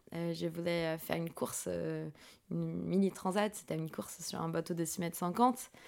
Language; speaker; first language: French; non-native, fluent; Portuguese